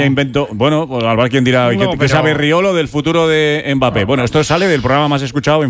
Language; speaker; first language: Spanish; native; Spanish